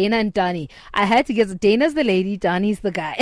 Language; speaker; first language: English; non-native, local second language; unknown